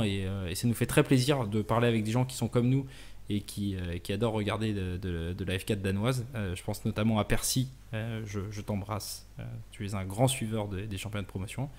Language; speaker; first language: French; native; French